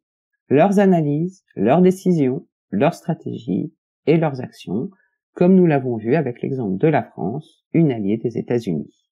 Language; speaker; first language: French; native; French